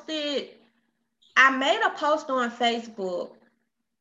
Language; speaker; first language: English; native; English